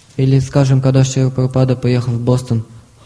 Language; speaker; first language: Russian; native; Russian